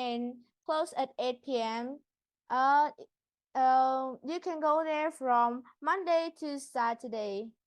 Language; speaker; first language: English; non-native, learner; Vietnamese